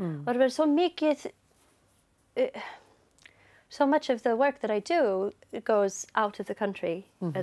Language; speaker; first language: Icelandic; non-native, learner; English